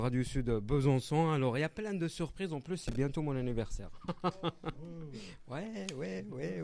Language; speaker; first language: French; native; French